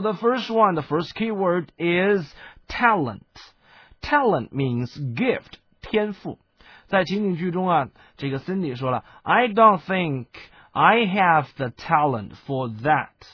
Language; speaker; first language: English; non-native, fluent; Chinese